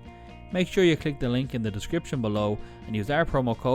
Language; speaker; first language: English; native; English